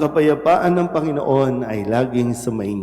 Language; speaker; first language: Filipino; native; Filipino